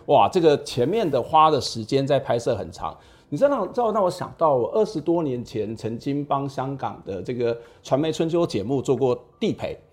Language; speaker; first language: Chinese; native; Chinese